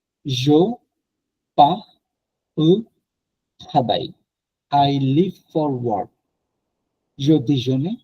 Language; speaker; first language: French; non-native, fluent; Bangla